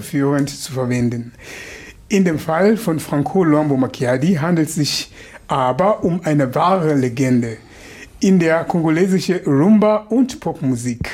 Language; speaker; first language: German; non-native, fluent; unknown